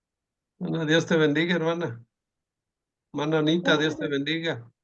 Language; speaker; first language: Spanish; native; Spanish